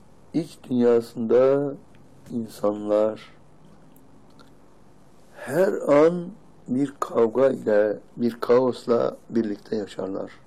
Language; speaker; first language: Turkish; native; Turkish